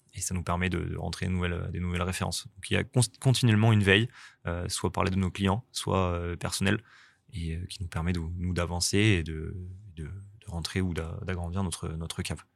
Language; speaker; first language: French; native; French